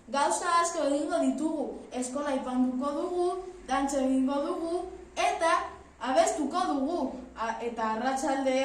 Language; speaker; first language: Basque; non-native, learner; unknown